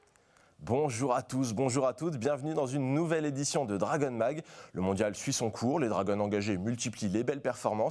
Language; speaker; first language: French; native; French